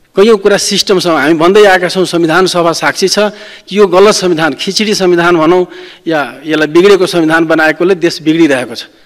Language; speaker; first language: Nepali; non-native, local second language; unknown